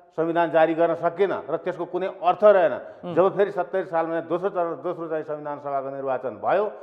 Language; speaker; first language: Nepali; native; Nepali